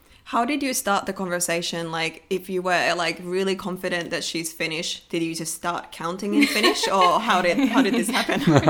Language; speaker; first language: English; non-native, fluent; Finnish